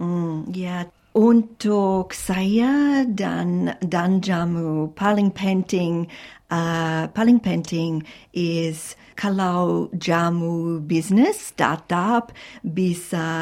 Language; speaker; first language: Indonesian; non-native, fluent; English